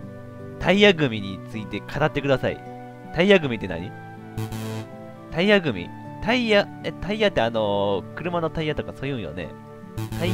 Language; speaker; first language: Japanese; native; Japanese